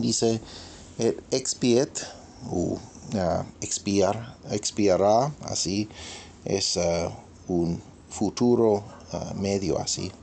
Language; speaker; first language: Spanish; non-native, fluent; English